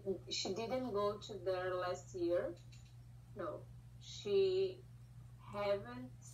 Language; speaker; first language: English; non-native, learner; Portuguese